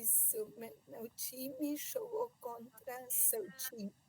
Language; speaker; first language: Portuguese; non-native, fluent; Spanish